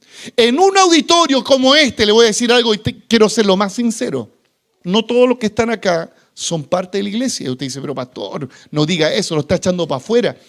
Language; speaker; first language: Spanish; native; Spanish